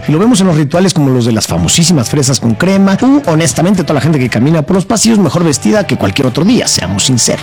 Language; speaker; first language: Spanish; native; Spanish